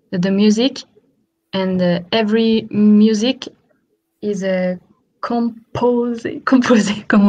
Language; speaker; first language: English; non-native, learner; French